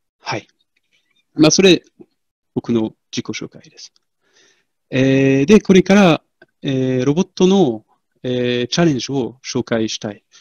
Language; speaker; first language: Japanese; non-native, fluent; French